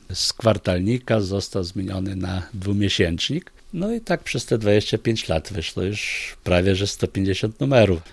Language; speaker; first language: Polish; non-native, local second language; Ukrainian